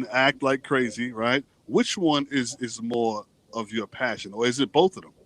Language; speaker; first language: English; native; English